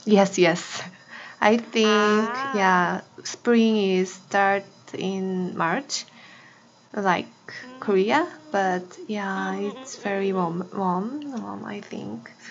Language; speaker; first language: English; non-native, fluent; Korean